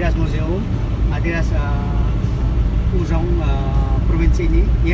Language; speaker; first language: Polish; non-native, learner; Khmer